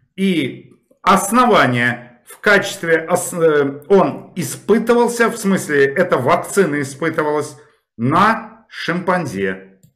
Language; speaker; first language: Russian; native; Russian